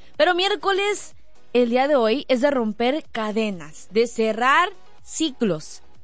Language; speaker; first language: Spanish; early bilingual, heritage; Spanish